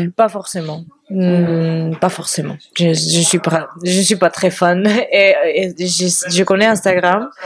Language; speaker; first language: French; non-native, fluent; Spanish